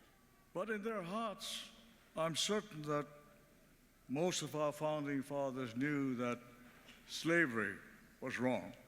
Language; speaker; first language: English; early bilingual, other home language; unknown